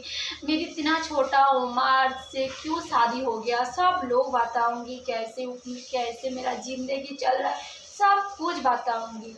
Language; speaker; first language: Hindi; non-native, local second language; Bangla